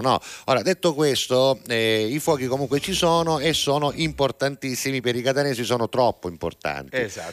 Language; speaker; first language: Italian; native; Italian